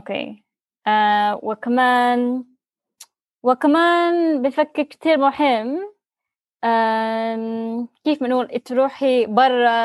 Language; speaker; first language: Arabic; non-native, learner; English